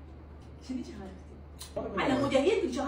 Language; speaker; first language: Arabic; native; Arabic